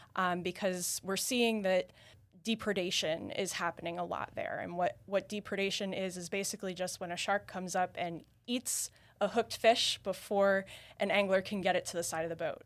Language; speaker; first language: English; native; English